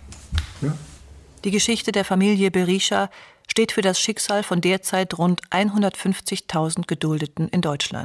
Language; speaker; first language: German; native; German